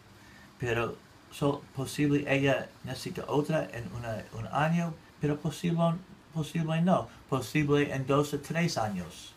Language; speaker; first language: Spanish; non-native, learner; English